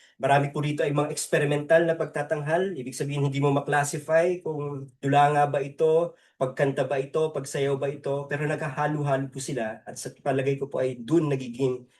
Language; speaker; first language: Filipino; native; Filipino